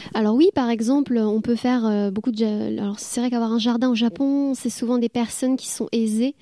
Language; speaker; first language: French; native; French